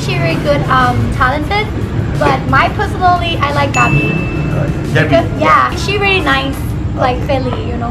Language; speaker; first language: English; non-native, learner; Thai